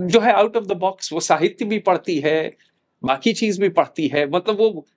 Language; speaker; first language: Hindi; native; Hindi